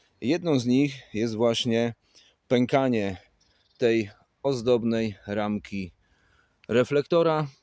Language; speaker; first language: Polish; native; Polish